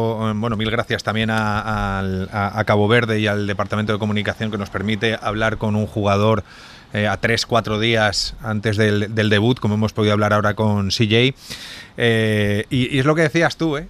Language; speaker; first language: Spanish; native; Spanish